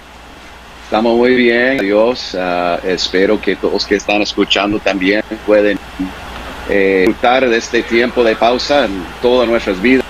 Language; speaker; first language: Spanish; non-native, fluent; English